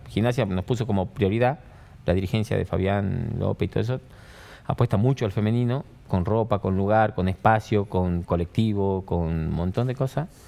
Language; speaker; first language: Spanish; native; Spanish